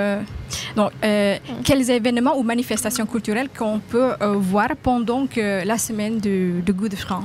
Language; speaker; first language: French; non-native, fluent; Indonesian